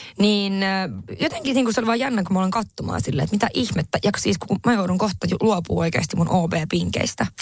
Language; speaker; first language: Finnish; native; Finnish